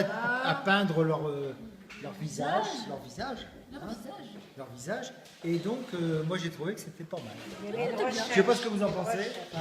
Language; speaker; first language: French; native; French